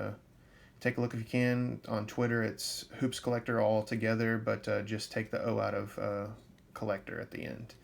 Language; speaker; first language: English; native; English